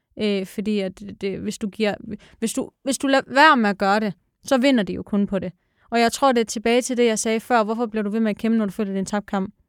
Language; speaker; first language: Danish; early bilingual, other home language; Arabic